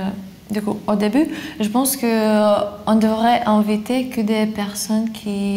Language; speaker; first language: French; non-native, fluent; Lithuanian